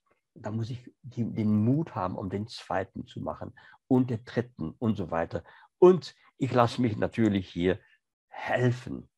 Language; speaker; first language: German; non-native, fluent; French